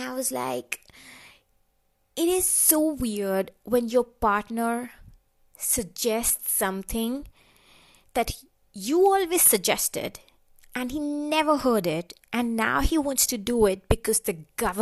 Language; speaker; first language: English; non-native, local second language; Hindi